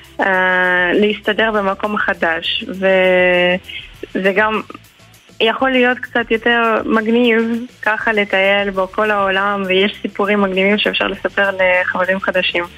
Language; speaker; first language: Hebrew; early bilingual, heritage; Hebrew